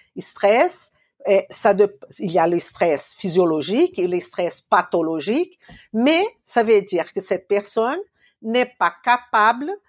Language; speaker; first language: French; non-native, fluent; Portuguese